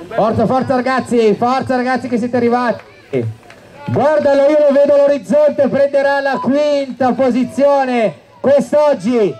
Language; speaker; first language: Italian; native; Italian